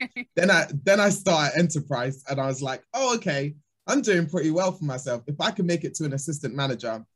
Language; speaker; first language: English; native; English